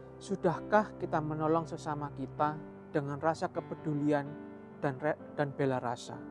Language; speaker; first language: Indonesian; native; Indonesian